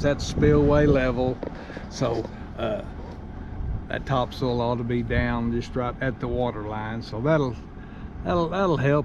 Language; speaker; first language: English; native; English